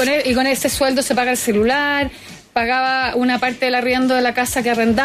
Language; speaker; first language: Spanish; native; Spanish